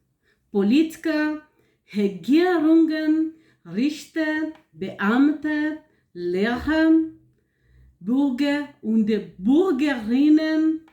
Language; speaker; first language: German; non-native, learner; Portuguese